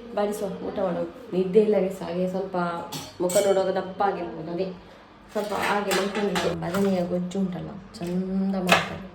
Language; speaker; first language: Kannada; non-native, local second language; Tulu